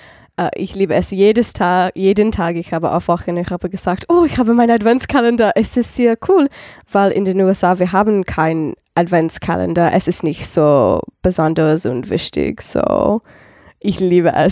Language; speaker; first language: German; non-native, learner; English